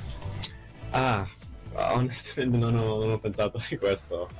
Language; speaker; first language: Italian; non-native, fluent; English